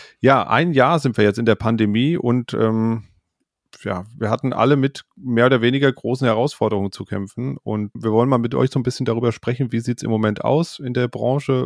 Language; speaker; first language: German; native; German